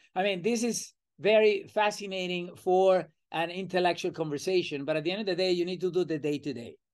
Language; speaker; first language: English; non-native, fluent; Spanish